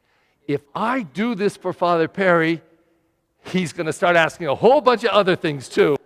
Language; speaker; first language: English; native; English